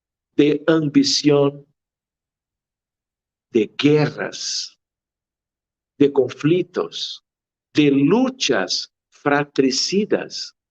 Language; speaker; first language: Spanish; non-native, fluent; Portuguese